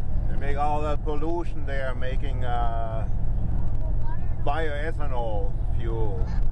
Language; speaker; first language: English; non-native, fluent; German